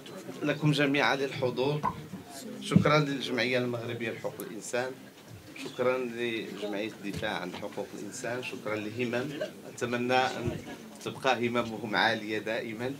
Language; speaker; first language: Arabic; native; Arabic